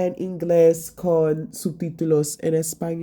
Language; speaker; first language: Spanish; non-native, learner; English